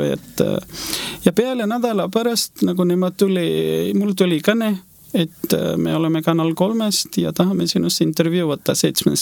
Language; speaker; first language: Estonian; non-native, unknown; Hindi